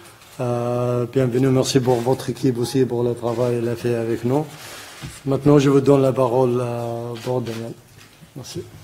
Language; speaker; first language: French; non-native, learner; Arabic